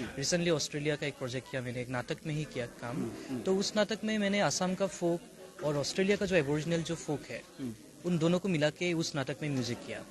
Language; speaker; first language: Hindi; non-native, local second language; Assamese